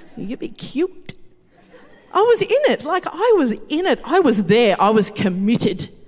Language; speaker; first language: English; native; English